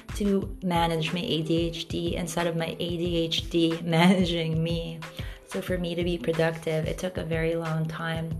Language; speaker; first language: English; non-native, local second language; Filipino